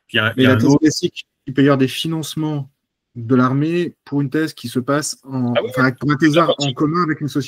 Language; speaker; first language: French; native; French